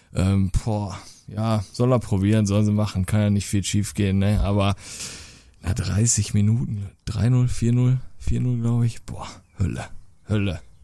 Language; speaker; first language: German; native; German